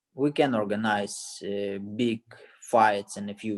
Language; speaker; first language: English; non-native, learner; Russian